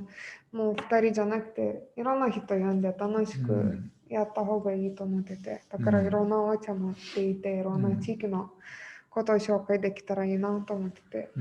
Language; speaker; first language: Japanese; non-native, fluent; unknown